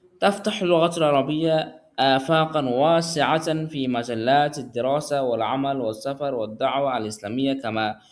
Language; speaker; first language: Arabic; non-native, fluent; Bangla